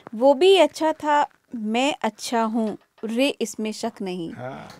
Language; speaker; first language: Hindi; native; Hindi